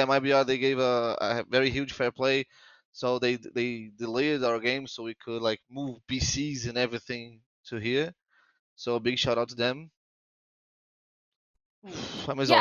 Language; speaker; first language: English; non-native, fluent; Portuguese